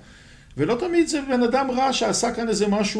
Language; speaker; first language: Hebrew; native; Hebrew